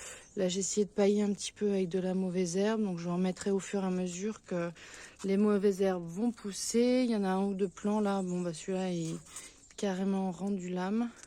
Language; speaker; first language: French; native; French